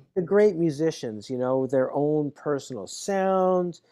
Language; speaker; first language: English; native; English